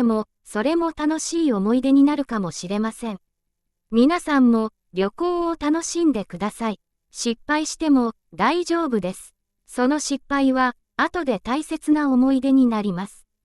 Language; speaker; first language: Japanese; non-native, fluent; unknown